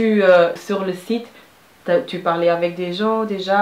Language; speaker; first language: French; non-native, fluent; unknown